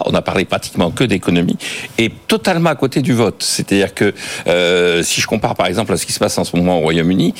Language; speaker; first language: French; native; French